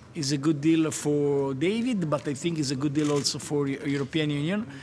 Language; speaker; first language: English; non-native, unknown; Italian